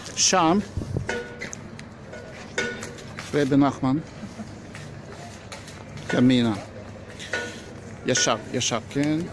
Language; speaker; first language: Hebrew; non-native, fluent; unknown